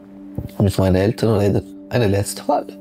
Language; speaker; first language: German; non-native, local second language; French